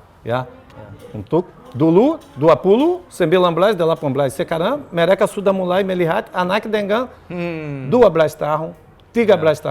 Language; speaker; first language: Indonesian; non-native, fluent; Portuguese